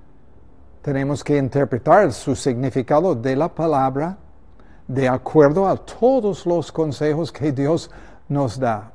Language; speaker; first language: Spanish; native; Spanish